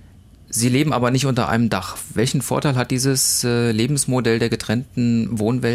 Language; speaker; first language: German; native; German